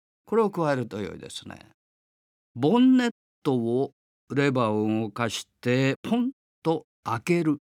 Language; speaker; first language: Japanese; native; Japanese